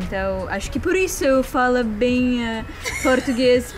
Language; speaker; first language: Portuguese; non-native, learner; Russian